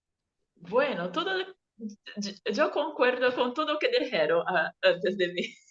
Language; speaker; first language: Spanish; non-native, learner; Portuguese